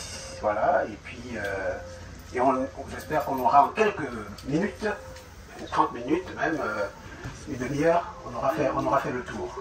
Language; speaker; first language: French; native; French